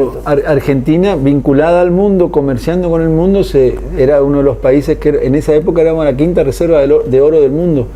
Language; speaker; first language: Spanish; native; Spanish